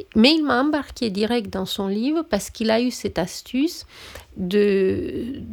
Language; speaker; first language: French; non-native, fluent; Romanian